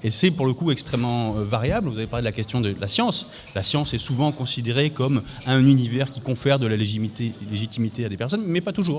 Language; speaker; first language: French; native; French